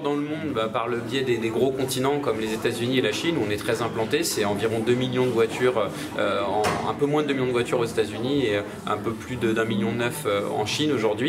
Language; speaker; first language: French; native; French